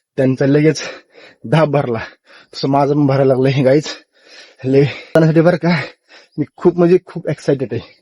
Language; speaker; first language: Marathi; native; Marathi